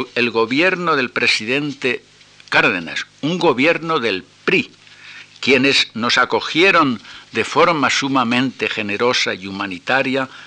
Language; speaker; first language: Spanish; native; Spanish